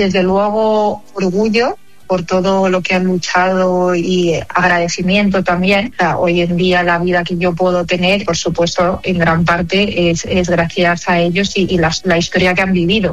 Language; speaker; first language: Spanish; native; Spanish